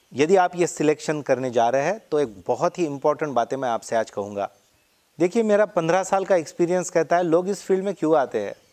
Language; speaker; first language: Hindi; non-native, local second language; Marathi